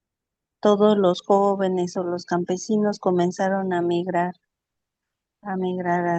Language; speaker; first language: Spanish; native; Spanish